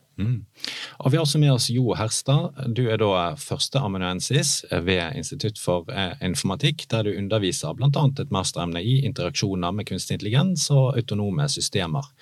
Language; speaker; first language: Norwegian; native; Norwegian